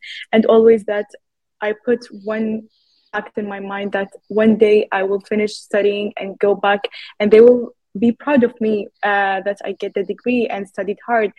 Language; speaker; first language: English; non-native, fluent; Arabic